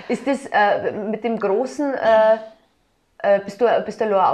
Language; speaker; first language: German; native; German